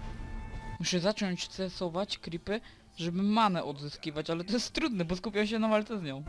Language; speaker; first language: Polish; native; Polish